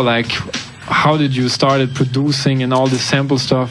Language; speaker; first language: English; non-native, fluent; French